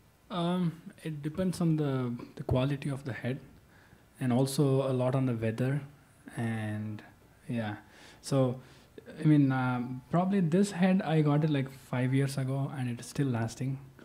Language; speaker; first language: English; non-native, local second language; Kannada